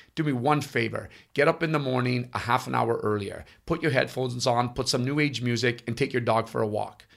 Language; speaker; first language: English; non-native, fluent; Italian